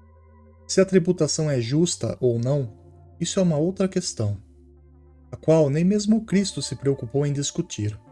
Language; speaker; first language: Portuguese; native; Portuguese